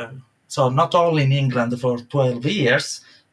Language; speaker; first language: English; non-native, fluent; Italian